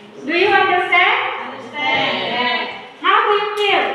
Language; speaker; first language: English; non-native, learner; Indonesian